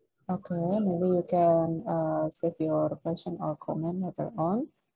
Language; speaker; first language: English; non-native, fluent; Indonesian